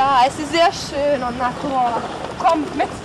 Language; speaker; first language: German; non-native, learner; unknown